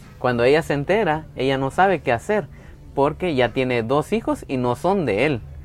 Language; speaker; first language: Spanish; native; Spanish